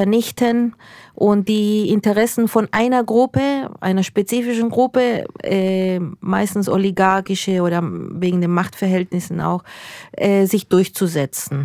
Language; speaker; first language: German; early bilingual, other home language; Spanish